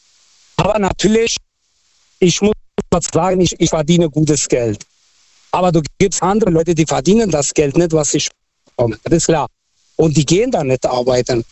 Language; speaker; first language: German; non-native, fluent; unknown